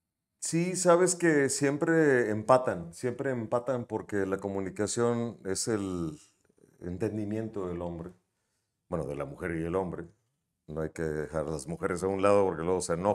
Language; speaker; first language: Spanish; native; Spanish